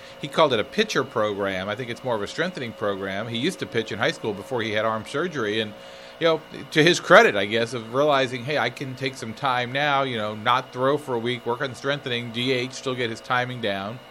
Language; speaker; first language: English; native; English